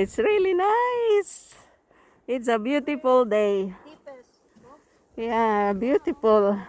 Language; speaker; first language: English; non-native, local second language; Filipino